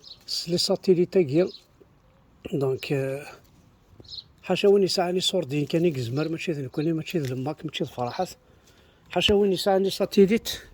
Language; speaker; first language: Arabic; native; Arabic